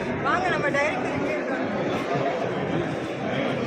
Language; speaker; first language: Tamil; non-native, local second language; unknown